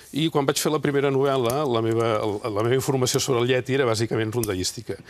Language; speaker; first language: Catalan; native; Catalan